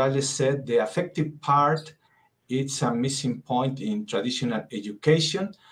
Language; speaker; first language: English; non-native, fluent; Spanish